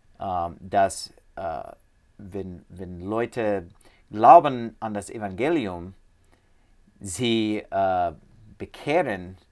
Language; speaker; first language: German; non-native, learner; English